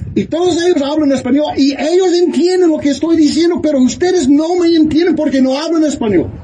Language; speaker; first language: Spanish; non-native, fluent; English